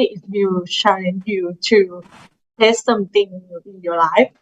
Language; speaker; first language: English; non-native, learner; Thai